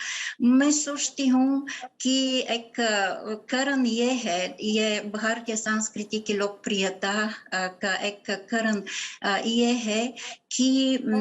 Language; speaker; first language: Hindi; non-native, fluent; Bulgarian